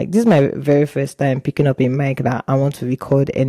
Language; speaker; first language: English; non-native, local second language; Yoruba